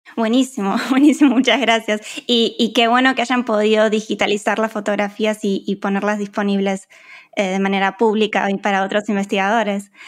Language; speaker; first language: Spanish; native; Spanish